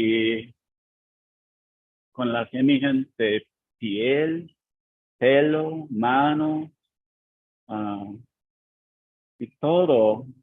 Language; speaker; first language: Spanish; non-native, learner; English